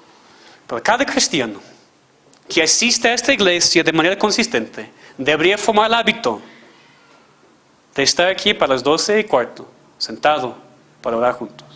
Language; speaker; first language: Spanish; non-native, fluent; English